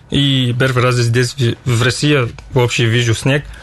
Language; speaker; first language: Russian; non-native, learner; Arabic